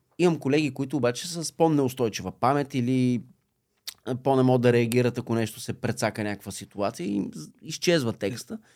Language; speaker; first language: Bulgarian; native; Bulgarian